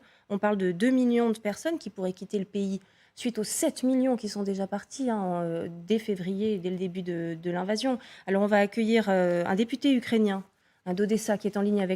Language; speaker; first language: French; native; French